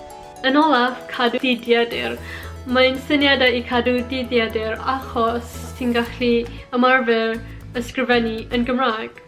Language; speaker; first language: Welsh; non-native, learner; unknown